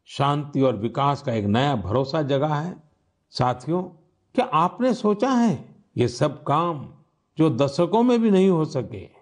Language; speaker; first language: Hindi; non-native, local second language; Gujarati